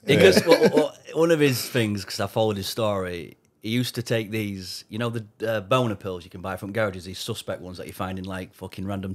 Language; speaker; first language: English; native; English